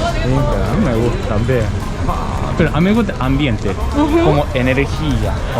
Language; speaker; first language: Spanish; non-native, learner; Japanese